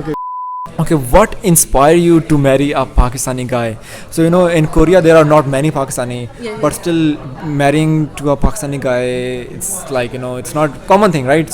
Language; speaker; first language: English; non-native, local second language; Urdu